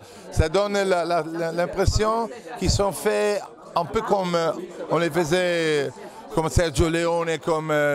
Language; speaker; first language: French; non-native, fluent; Italian